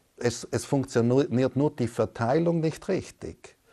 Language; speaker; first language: German; native; German